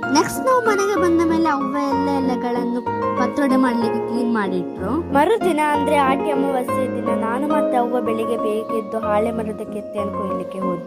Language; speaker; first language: Kannada; non-native, local second language; Tulu